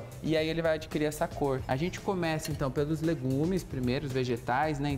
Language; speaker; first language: Portuguese; native; Portuguese